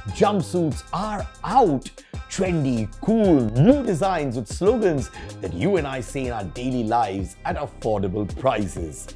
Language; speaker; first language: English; non-native, local second language; Hindi